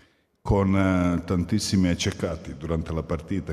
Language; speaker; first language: Italian; non-native, fluent; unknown